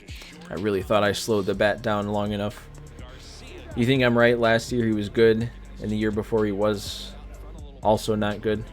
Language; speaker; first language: English; native; English